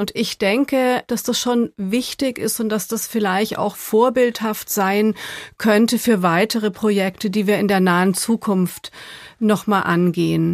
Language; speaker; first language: German; native; German